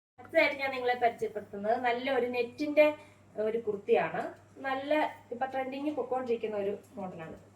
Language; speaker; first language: Malayalam; native; Malayalam